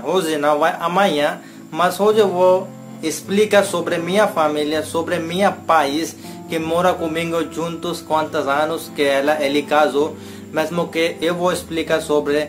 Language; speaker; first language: Portuguese; non-native, learner; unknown